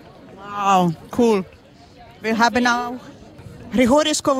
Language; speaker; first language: German; non-native, learner; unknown